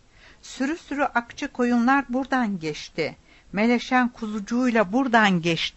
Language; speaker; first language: Turkish; native; Turkish